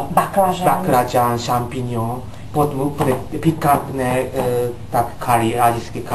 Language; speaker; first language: Slovak; non-native, learner; Japanese